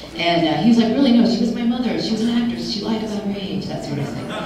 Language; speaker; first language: English; native; English